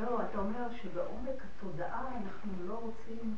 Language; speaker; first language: Hebrew; native; Hebrew